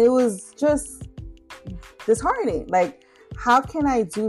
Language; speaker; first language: English; early bilingual, other home language; Spanish